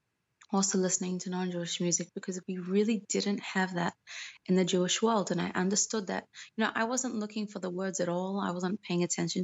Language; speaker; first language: English; native; English